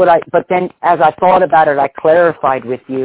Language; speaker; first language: English; native; English